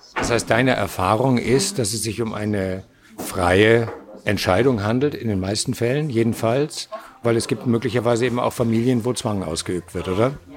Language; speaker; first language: German; native; German